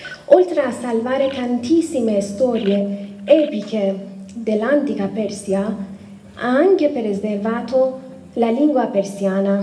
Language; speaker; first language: Italian; non-native, fluent; Persian